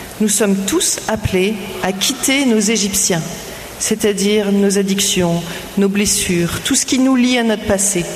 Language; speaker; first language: French; native; French